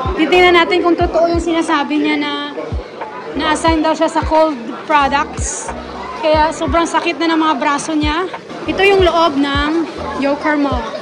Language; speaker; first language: Filipino; native; Filipino